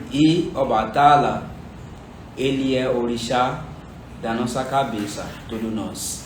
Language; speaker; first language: Portuguese; non-native, fluent; Yoruba